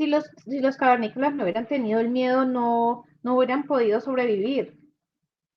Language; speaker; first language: Spanish; native; Spanish